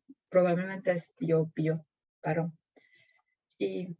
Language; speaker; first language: Spanish; non-native, fluent; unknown